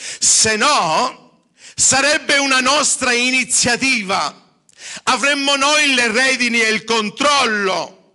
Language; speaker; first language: Italian; early bilingual, heritage; English